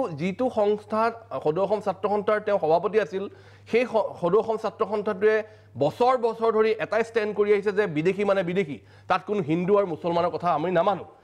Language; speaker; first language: Assamese; native; Assamese